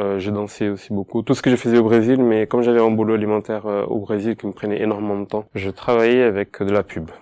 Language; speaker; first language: French; non-native, fluent; Portuguese